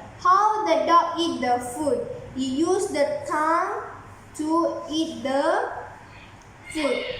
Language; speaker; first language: English; non-native, learner; Malay